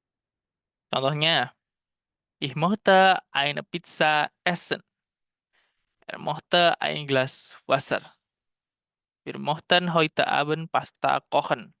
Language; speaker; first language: German; non-native, fluent; Indonesian